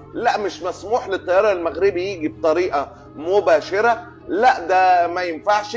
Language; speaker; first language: Arabic; native; Arabic